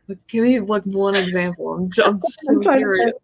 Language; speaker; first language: English; native; English